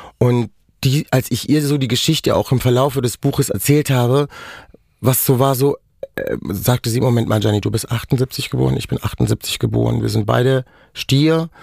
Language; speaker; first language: German; non-native, local second language; Romany